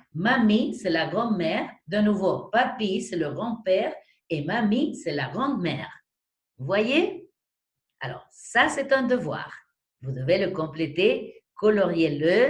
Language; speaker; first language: French; non-native, fluent; Spanish